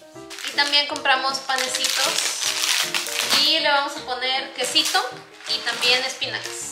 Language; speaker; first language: Spanish; native; Spanish